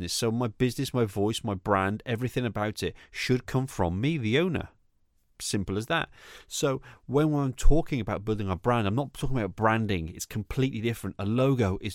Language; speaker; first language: English; native; English